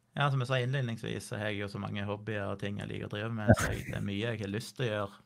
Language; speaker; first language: Norwegian; native; Norwegian